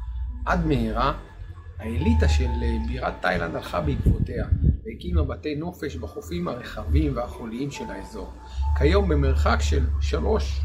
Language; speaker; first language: Hebrew; native; Hebrew